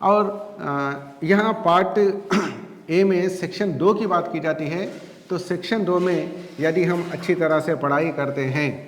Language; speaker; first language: Hindi; non-native, local second language; Telugu